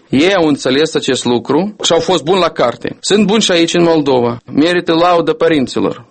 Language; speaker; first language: Romanian; non-native, local second language; Russian